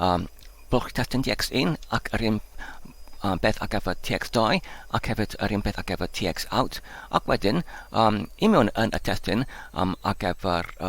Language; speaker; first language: Welsh; non-native, learner; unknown